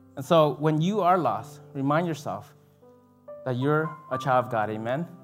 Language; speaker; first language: English; early bilingual, other home language; Vietnamese